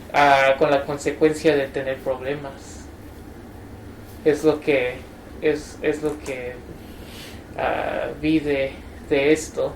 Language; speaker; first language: Spanish; native; Spanish